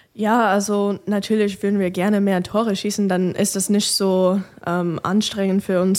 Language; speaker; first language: German; non-native, fluent; English